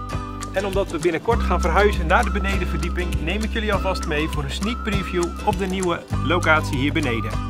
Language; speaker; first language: Dutch; native; Dutch